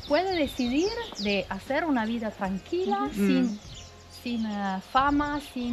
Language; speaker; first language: Spanish; non-native, learner; Italian